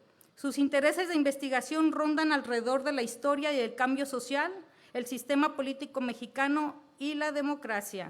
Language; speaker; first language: Spanish; native; Spanish